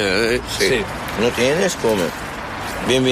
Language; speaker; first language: Spanish; non-native, learner; Arabic